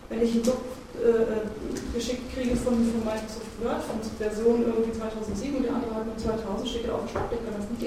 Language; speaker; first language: German; native; German